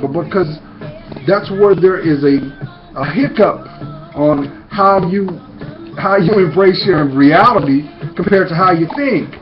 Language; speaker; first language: English; native; English